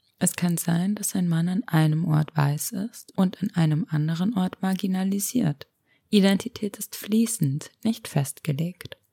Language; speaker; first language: German; early bilingual, other home language; Romanian